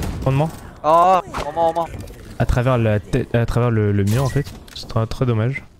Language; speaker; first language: French; early bilingual, other home language; Korean